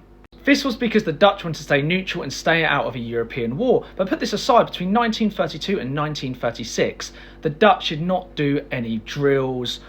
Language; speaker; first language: English; native; English